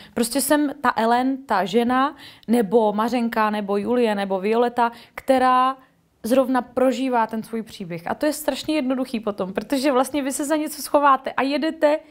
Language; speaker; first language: Czech; native; Czech